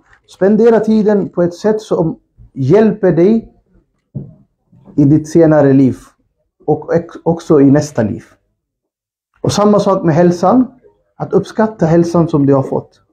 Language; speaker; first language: Swedish; non-native, fluent; Urdu